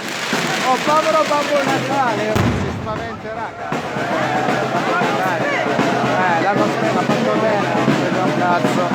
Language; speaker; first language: Italian; native; Italian